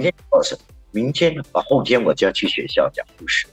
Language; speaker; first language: Chinese; native; Chinese